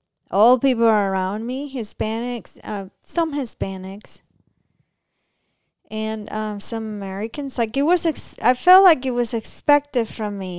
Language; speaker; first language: English; non-native, fluent; Spanish